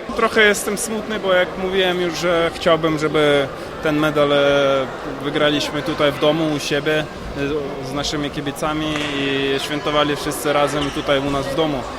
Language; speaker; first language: Polish; non-native, learner; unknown